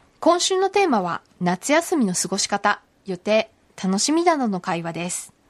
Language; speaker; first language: Japanese; native; Japanese